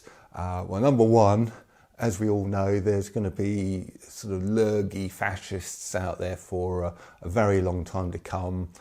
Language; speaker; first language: English; native; English